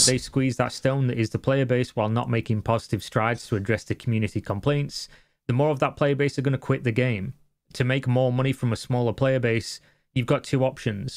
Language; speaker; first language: English; native; English